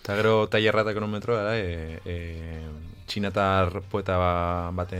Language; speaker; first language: Basque; early bilingual, other home language; Polish